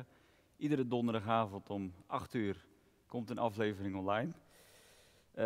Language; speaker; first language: Dutch; native; Dutch